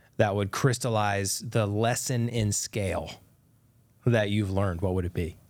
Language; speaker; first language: English; native; English